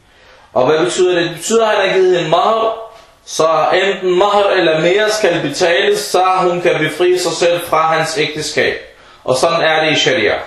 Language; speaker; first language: Danish; early bilingual, other home language; Arabic